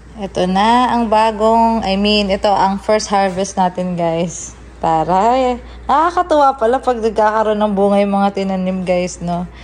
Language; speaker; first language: Filipino; native; Filipino